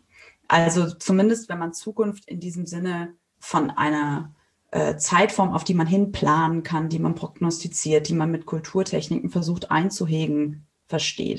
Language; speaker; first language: German; native; German